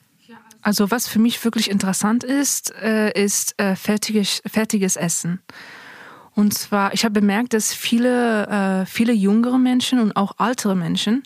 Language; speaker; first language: German; non-native, fluent; Persian